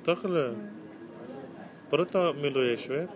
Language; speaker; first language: Czech; non-native, learner; Turkish